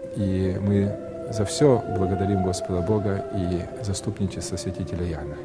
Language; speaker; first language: Russian; native; Russian